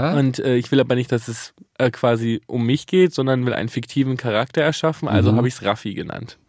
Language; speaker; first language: German; early bilingual, other home language; Italian